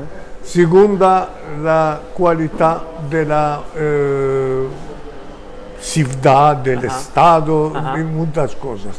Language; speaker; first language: Spanish; early bilingual, heritage; Ladino